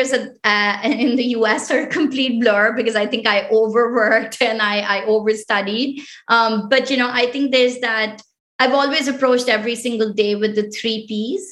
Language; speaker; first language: English; non-native, local second language; Pashto